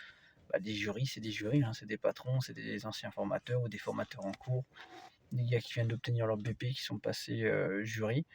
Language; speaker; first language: French; native; French